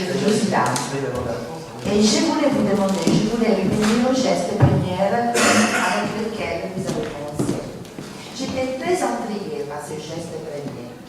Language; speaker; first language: French; non-native, fluent; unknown